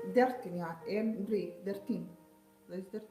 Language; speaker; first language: Dutch; non-native, learner; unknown